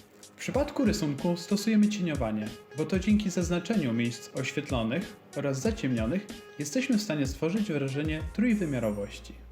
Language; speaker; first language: Polish; native; Polish